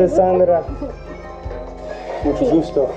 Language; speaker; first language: Spanish; non-native, fluent; English